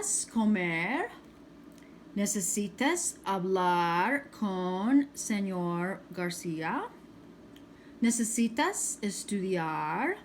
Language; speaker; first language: Spanish; non-native, fluent; English